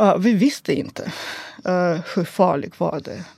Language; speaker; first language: Swedish; non-native, learner; Russian